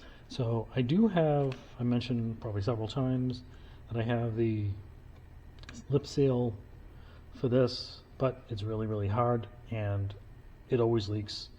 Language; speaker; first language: English; native; English